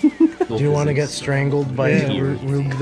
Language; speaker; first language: English; native; English